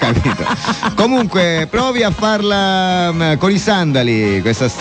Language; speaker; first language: Italian; native; Italian